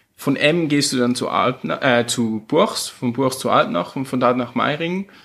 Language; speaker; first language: German; early bilingual, heritage; German